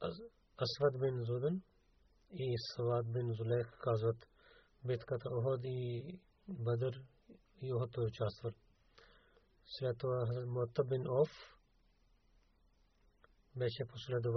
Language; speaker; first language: Bulgarian; non-native, learner; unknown